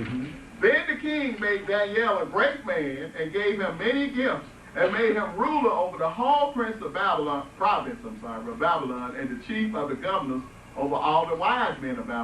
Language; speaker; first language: English; native; English